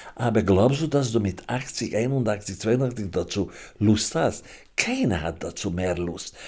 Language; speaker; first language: German; non-native, fluent; Hungarian